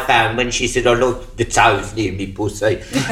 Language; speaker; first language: English; native; English